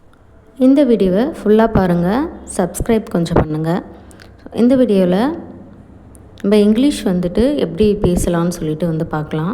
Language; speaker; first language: Tamil; native; Tamil